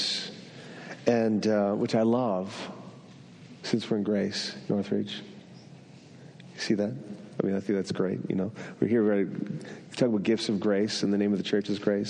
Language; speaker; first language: English; non-native, fluent; French